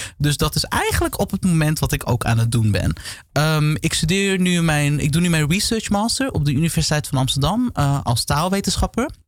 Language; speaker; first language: Dutch; early bilingual, other home language; Bangla